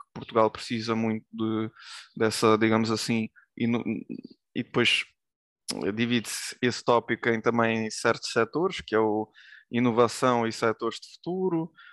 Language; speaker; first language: Portuguese; early bilingual, other home language; Ukrainian